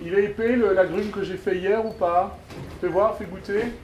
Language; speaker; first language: French; native; French